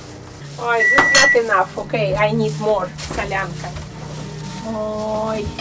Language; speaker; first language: English; non-native, learner; Russian